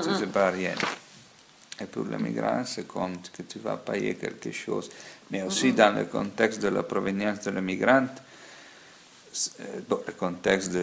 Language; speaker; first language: French; non-native, fluent; Italian